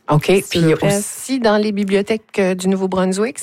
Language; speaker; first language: French; native; French